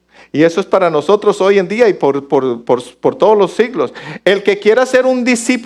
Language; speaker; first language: Spanish; native; Spanish